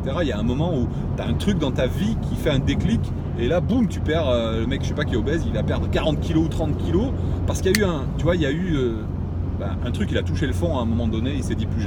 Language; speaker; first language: French; native; French